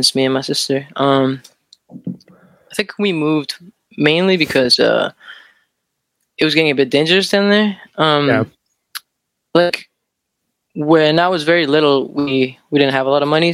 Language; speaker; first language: English; non-native, fluent; Spanish